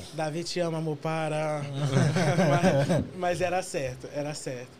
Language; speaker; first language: Portuguese; native; Portuguese